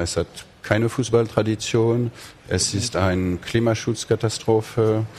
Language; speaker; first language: German; non-native, fluent; French